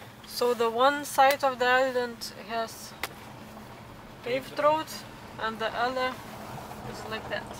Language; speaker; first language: English; non-native, fluent; Lithuanian